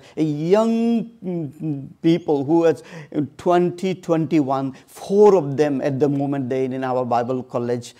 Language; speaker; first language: English; non-native, local second language; Odia